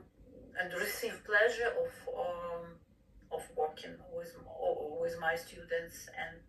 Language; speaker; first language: English; non-native, fluent; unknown